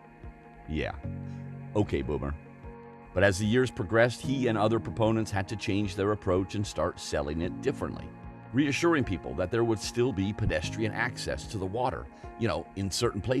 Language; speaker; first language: English; native; English